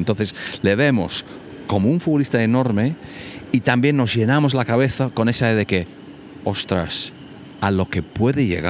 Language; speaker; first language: Spanish; non-native, fluent; English